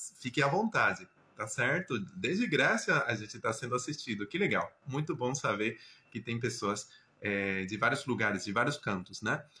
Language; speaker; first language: Portuguese; non-native, fluent; Spanish